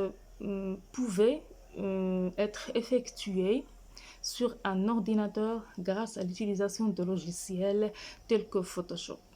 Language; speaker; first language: French; non-native, fluent; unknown